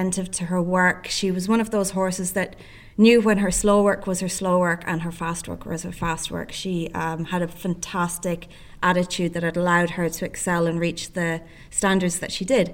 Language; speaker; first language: English; native; English